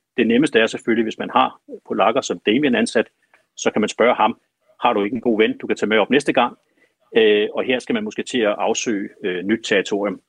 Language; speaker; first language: Danish; native; Danish